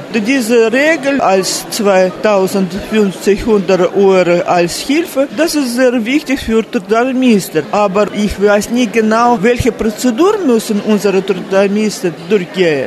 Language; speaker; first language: German; non-native, fluent; Russian